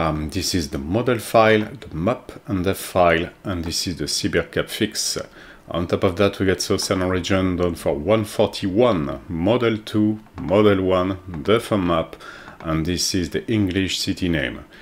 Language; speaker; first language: English; non-native, fluent; French